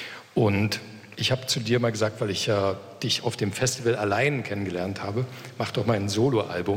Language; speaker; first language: German; native; German